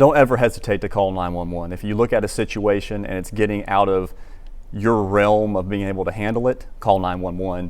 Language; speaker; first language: English; native; English